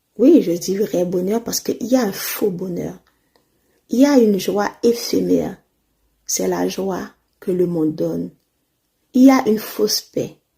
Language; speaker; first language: French; non-native, local second language; Haitian Creole